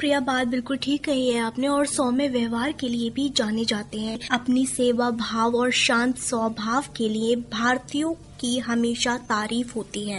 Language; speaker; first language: Hindi; native; Hindi